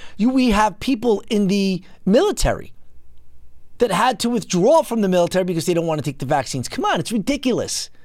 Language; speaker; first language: English; native; English